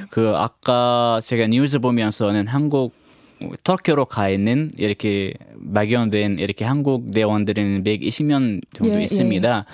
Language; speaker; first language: Korean; non-native, fluent; Arabic